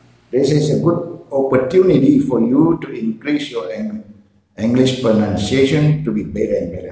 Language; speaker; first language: English; non-native, learner; Indonesian